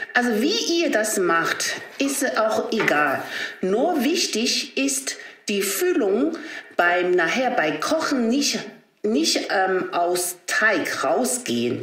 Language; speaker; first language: German; non-native, learner; Chinese